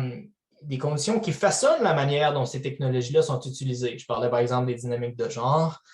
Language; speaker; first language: French; native; French